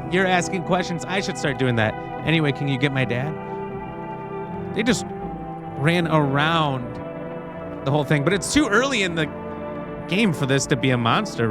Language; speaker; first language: English; native; English